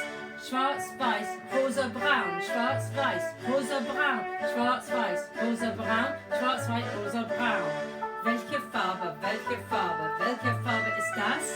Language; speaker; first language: German; non-native, fluent; English